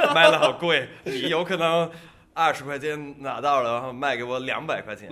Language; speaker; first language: Chinese; non-native, fluent; German